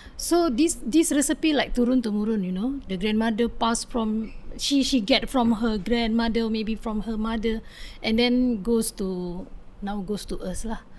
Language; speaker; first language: English; non-native, learner; Indonesian